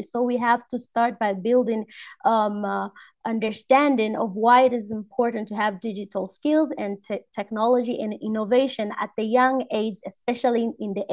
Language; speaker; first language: English; non-native, local second language; Swahili